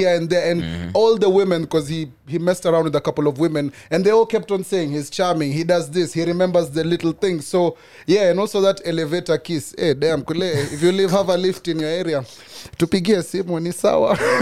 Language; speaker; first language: English; non-native, local second language; Swahili